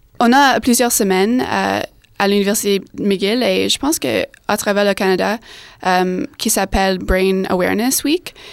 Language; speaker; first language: French; non-native, fluent; English